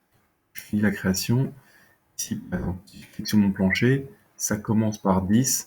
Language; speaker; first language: French; native; French